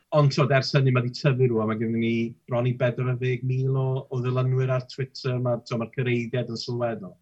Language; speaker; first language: Welsh; native; Welsh